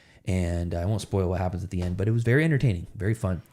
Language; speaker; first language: English; native; English